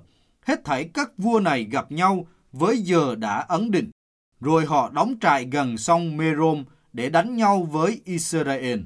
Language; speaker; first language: Vietnamese; native; Vietnamese